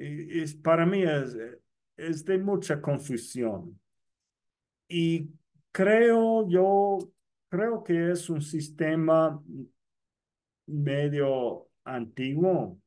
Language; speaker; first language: Spanish; non-native, fluent; English